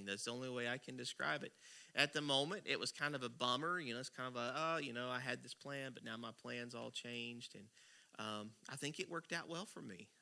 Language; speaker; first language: English; native; English